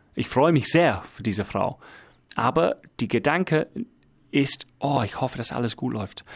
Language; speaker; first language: German; non-native, fluent; English